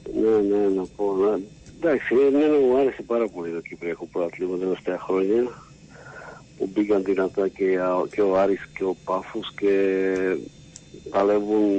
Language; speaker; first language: Greek; non-native, learner; Slovak